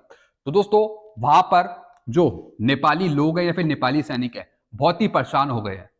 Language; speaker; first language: Hindi; native; Hindi